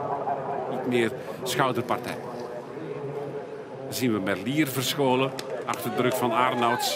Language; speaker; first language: Dutch; native; Dutch